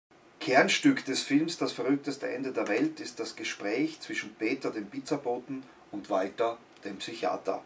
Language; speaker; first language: German; native; German